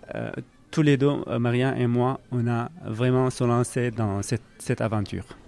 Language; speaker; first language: French; non-native, learner; Arabic